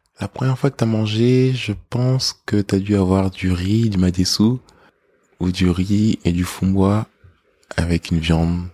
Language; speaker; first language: French; early bilingual, other home language; English